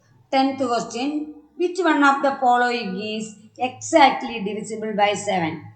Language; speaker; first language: English; non-native, local second language; Malayalam